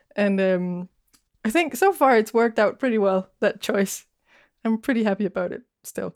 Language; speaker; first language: English; non-native, fluent; Danish